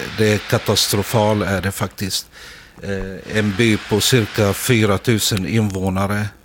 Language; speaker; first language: Swedish; non-native, fluent; Arabic